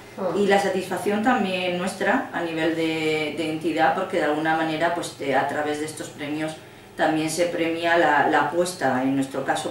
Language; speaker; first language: Spanish; native; Spanish